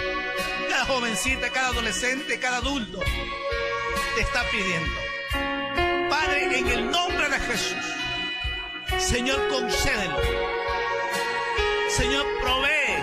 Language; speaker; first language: Spanish; native; Spanish